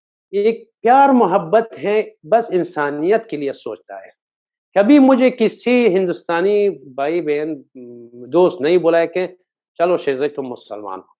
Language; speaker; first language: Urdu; non-native, fluent; Persian